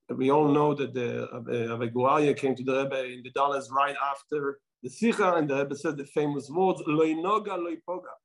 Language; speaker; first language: English; non-native, fluent; Hebrew